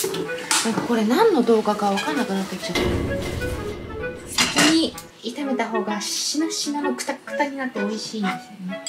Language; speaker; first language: Japanese; native; Japanese